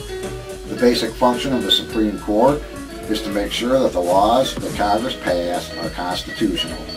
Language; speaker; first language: English; native; English